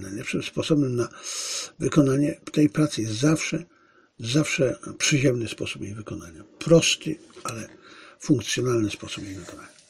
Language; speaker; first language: Polish; native; Polish